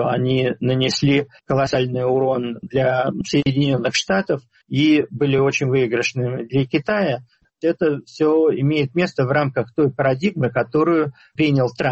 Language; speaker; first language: Russian; native; Russian